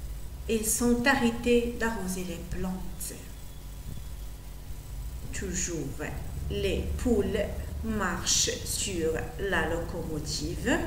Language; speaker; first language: French; non-native, local second language; Arabic